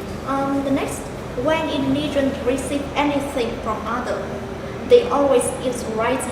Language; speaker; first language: English; non-native, fluent; Vietnamese